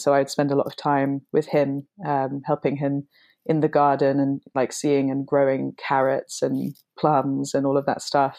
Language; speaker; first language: English; native; English